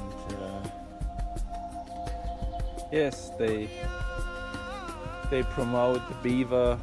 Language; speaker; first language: English; non-native, fluent; German